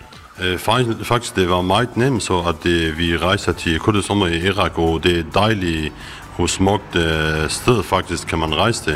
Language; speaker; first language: Danish; non-native, learner; Kurdish